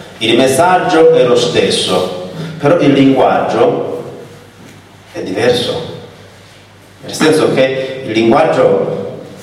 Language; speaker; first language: Italian; non-native, fluent; Rundi